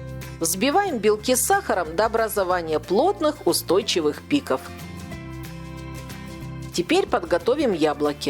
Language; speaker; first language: Russian; native; Russian